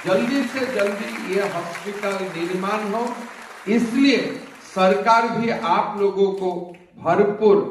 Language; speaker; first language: Hindi; non-native, local second language; Assamese